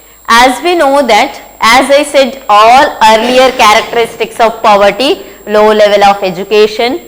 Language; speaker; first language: English; non-native, local second language; Kannada